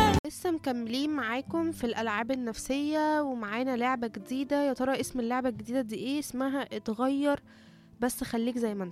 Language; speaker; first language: Arabic; native; Arabic